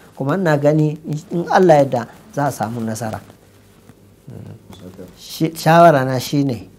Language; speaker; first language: Hausa; non-native, local second language; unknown